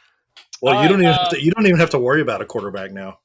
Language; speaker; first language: English; native; English